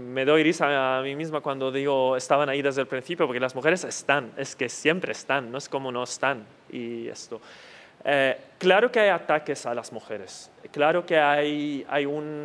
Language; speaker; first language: Spanish; non-native, fluent; Arabic